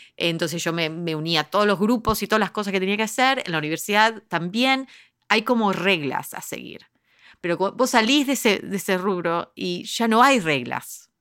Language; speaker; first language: Spanish; early bilingual, heritage; Spanish